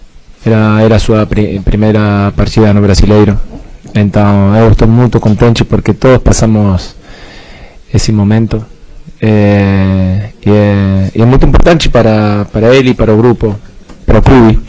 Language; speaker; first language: Portuguese; non-native, fluent; Spanish